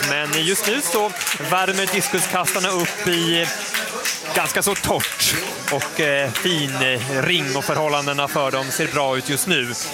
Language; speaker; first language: Swedish; native; Swedish